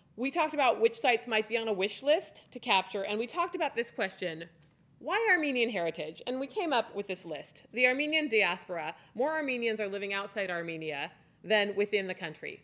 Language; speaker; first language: English; native; English